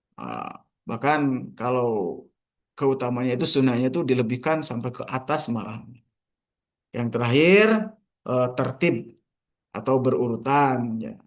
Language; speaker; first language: Indonesian; non-native, local second language; Sundanese